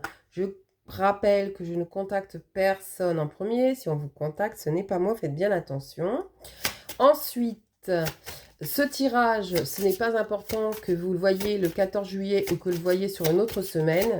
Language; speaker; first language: French; native; French